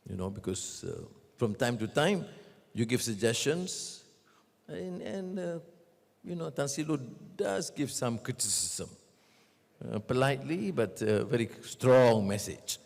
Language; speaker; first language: English; non-native, local second language; Malay